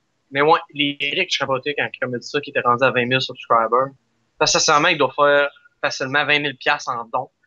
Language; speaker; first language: French; native; French